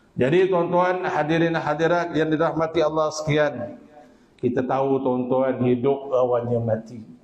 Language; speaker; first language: Malay; native; Malay